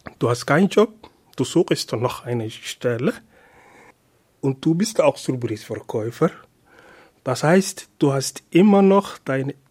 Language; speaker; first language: German; non-native, learner; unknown